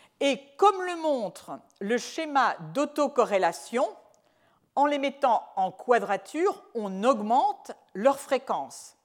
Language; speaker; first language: French; native; French